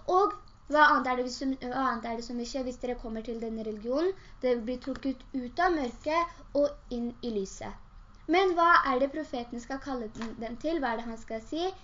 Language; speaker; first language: Norwegian; early bilingual, other home language; Urdu